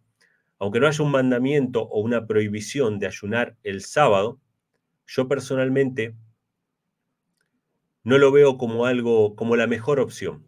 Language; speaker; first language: Spanish; native; Spanish